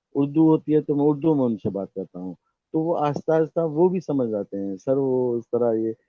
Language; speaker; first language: Urdu; non-native, local second language; Sindhi